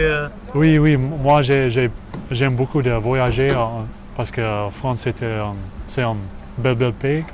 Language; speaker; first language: French; non-native, learner; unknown